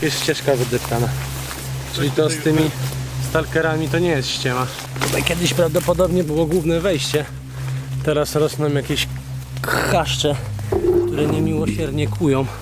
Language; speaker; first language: Polish; native; Polish